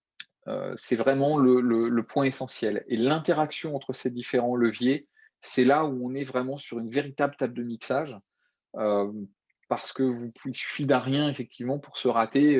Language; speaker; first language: French; native; French